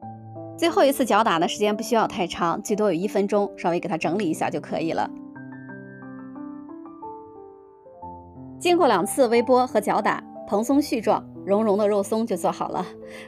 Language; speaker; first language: Chinese; native; Chinese